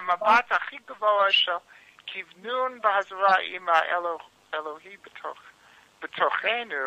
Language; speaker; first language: Hebrew; non-native, learner; English